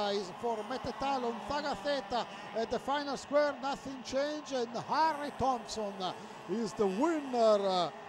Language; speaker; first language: English; non-native, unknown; Italian